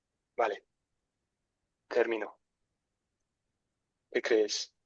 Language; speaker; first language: Spanish; non-native, learner; English